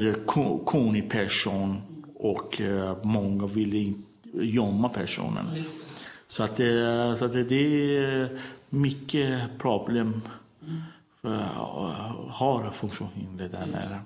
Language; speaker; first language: Swedish; non-native, learner; Persian